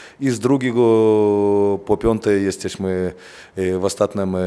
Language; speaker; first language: Polish; non-native, fluent; Russian